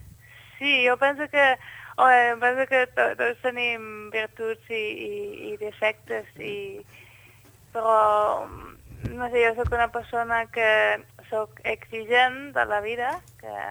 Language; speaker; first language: Catalan; non-native, fluent; Dutch